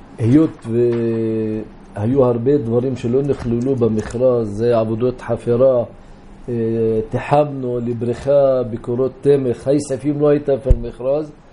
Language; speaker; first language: Hebrew; non-native, local second language; Arabic